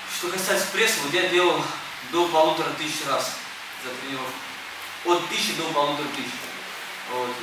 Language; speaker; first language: Russian; early bilingual, other home language; Armenian